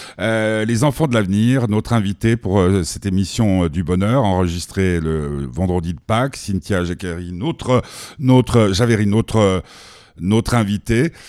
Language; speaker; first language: French; native; French